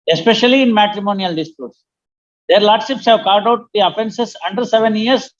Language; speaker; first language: English; non-native, local second language; Kannada